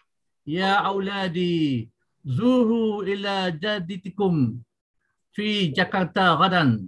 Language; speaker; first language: Arabic; non-native, learner; Indonesian